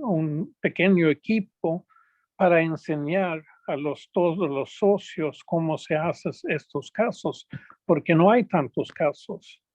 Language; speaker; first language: Spanish; non-native, fluent; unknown